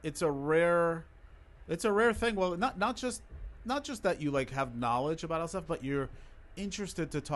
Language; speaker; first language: English; early bilingual, other home language; Hebrew